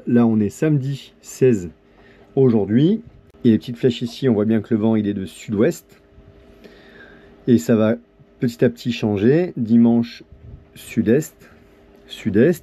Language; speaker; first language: French; native; French